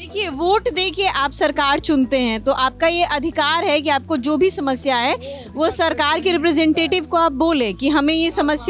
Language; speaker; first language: Hindi; native; Hindi